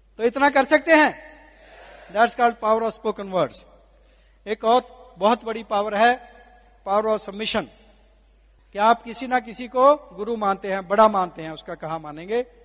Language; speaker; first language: Hindi; non-native, local second language; Punjabi